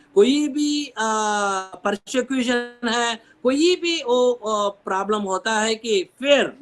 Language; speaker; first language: Hindi; non-native, local second language; Telugu